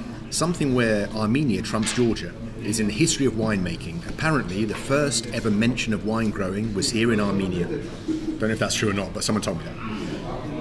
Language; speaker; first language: English; native; English